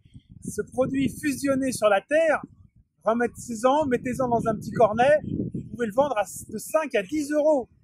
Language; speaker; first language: French; native; French